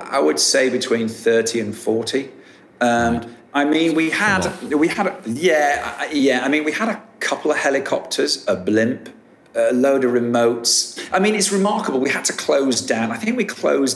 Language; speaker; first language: English; native; English